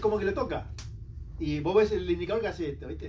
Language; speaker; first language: Spanish; native; Spanish